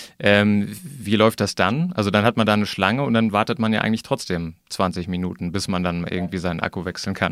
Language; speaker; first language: German; native; German